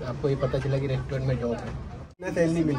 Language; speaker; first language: Hindi; native; Hindi